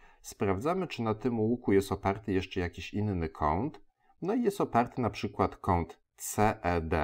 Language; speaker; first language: Polish; native; Polish